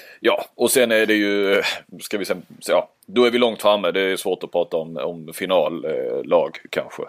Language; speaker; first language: Swedish; native; Swedish